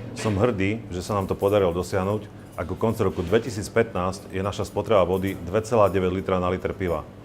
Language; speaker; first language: Slovak; native; Slovak